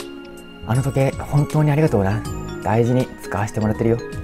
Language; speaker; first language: Japanese; native; Japanese